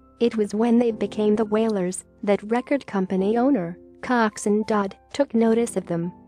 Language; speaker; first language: English; non-native, learner; Indonesian